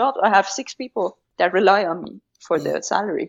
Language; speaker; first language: English; non-native, fluent; Persian